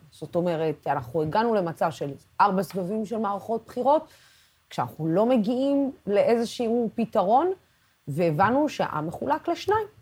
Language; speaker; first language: Hebrew; non-native, local second language; Arabic